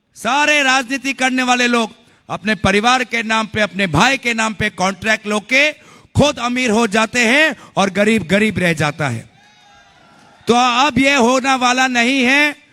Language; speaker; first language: Hindi; non-native, local second language; Assamese